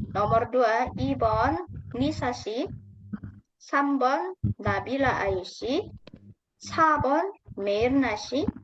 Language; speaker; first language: Korean; non-native, fluent; Indonesian